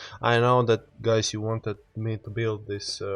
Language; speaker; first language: English; non-native, learner; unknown